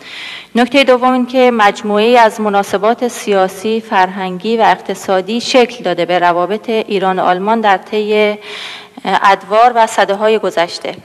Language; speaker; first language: Persian; native; Persian